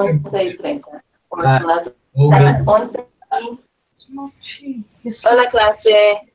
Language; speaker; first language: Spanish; non-native, learner; English